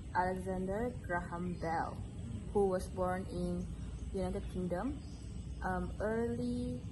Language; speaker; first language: English; non-native, local second language; Malay